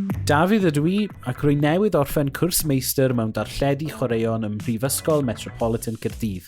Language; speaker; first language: Welsh; native; Welsh